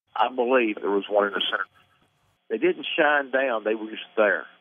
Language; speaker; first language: English; native; English